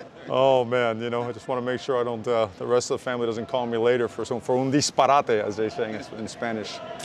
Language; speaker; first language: English; early bilingual, other home language; Spanish